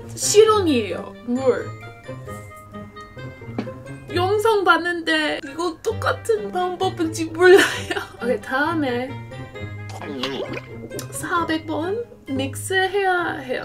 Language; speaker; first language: Korean; non-native, learner; English